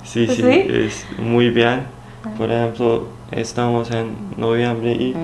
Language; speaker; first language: Spanish; non-native, learner; Turkish